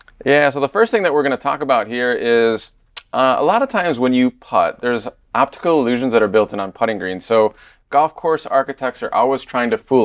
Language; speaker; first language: English; native; English